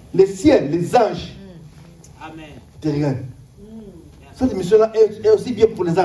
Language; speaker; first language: French; non-native, local second language; Lingala